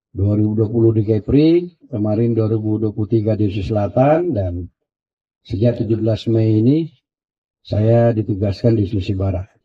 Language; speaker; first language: Indonesian; non-native, local second language; Buginese